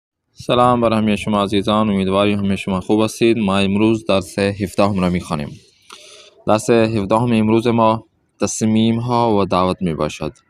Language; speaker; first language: Persian; non-native, fluent; Urdu